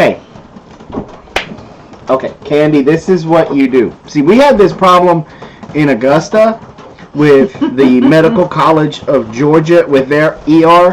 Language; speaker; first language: English; native; English